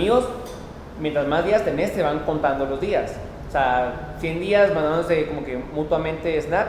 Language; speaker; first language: Spanish; native; Spanish